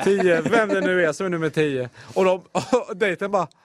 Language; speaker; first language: Swedish; native; Swedish